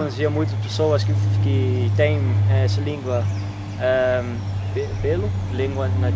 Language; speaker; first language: Portuguese; non-native, learner; Dutch